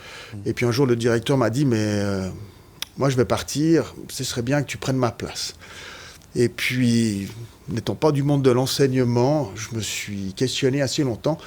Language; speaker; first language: French; native; French